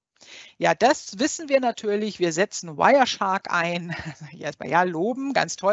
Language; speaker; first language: German; native; German